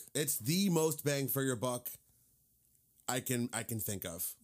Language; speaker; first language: English; native; English